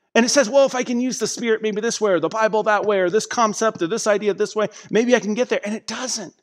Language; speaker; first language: English; native; English